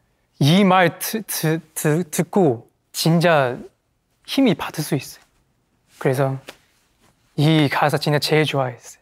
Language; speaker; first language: Korean; non-native, fluent; Chinese